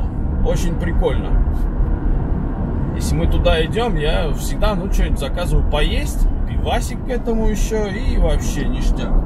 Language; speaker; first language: Russian; native; Russian